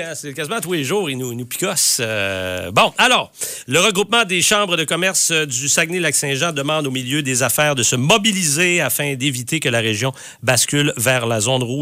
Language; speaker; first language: French; native; French